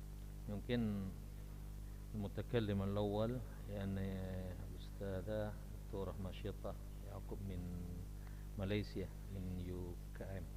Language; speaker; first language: Arabic; non-native, fluent; Indonesian